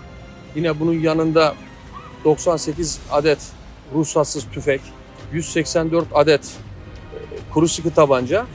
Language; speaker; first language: Turkish; native; Turkish